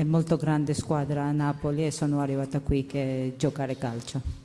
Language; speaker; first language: Italian; non-native, learner; Georgian